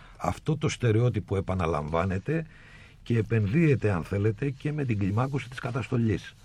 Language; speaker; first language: Greek; native; Greek